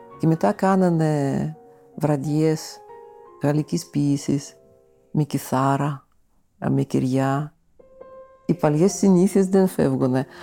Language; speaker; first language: Greek; non-native, fluent; Russian